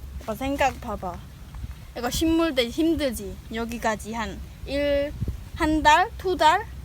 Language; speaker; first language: Korean; non-native, learner; Khmer